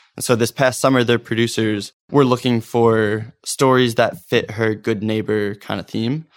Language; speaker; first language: English; native; English